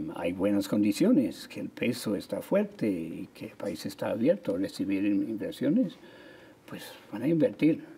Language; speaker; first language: Spanish; non-native, fluent; English